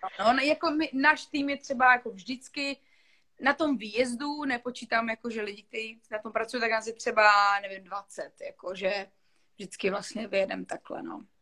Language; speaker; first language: Czech; non-native, local second language; Polish